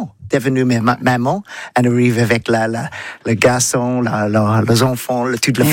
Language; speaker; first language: French; non-native, learner; English